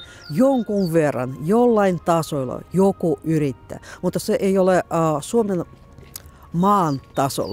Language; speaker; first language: Finnish; non-native, fluent; Russian